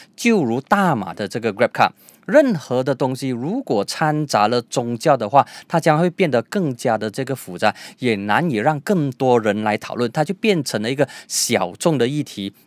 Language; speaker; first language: Chinese; native; Chinese